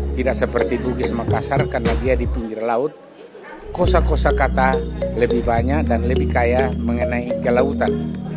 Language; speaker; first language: Indonesian; non-native, local second language; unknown